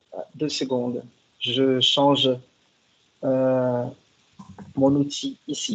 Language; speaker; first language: French; non-native, fluent; Portuguese